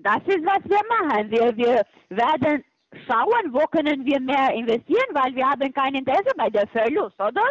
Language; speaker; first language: German; non-native, fluent; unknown